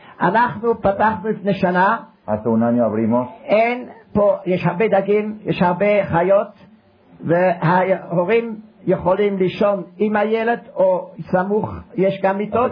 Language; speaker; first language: Hebrew; non-native, fluent; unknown